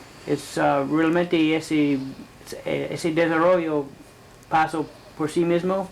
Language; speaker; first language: Spanish; non-native, fluent; English